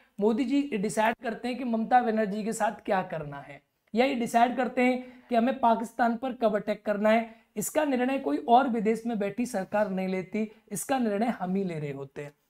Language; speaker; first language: Hindi; native; Hindi